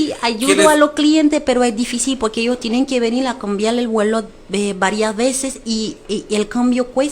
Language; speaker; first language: Spanish; non-native, fluent; Haitian Creole